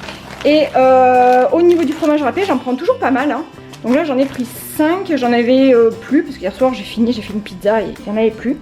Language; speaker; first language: French; native; French